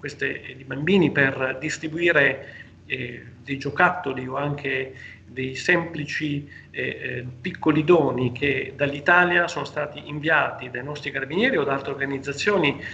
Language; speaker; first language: Italian; native; Italian